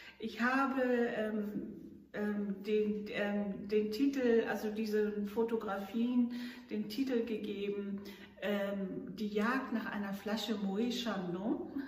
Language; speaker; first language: German; native; German